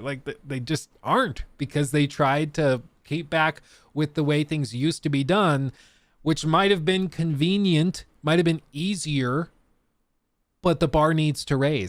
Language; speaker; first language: English; native; English